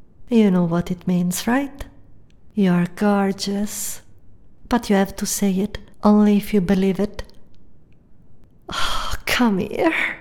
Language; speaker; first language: English; non-native, fluent; Italian